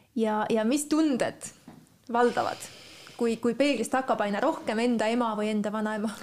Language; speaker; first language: Estonian; native; Estonian